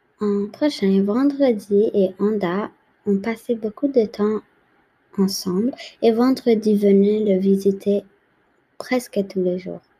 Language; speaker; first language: French; non-native, learner; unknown